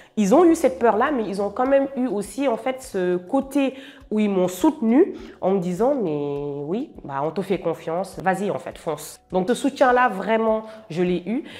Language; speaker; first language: French; non-native, local second language; Wolof